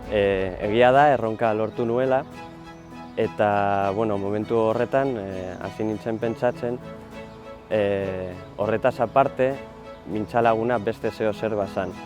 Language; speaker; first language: Basque; non-native, fluent; Spanish